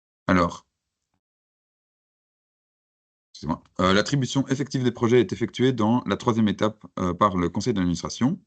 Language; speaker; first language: French; native; French